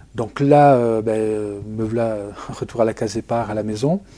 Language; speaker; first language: French; native; French